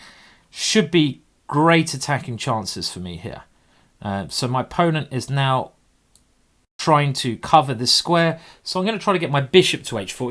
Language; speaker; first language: English; native; English